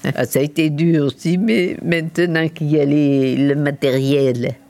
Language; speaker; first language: French; native; French